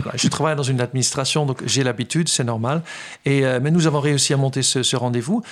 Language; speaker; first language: French; non-native, fluent; Dutch